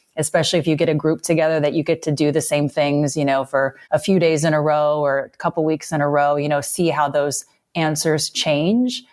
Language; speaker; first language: English; native; English